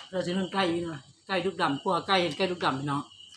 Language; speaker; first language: Thai; native; Thai